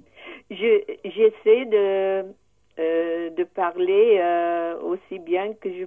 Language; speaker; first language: French; non-native, learner; English